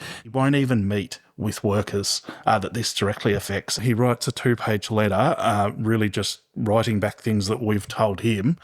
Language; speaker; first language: English; native; English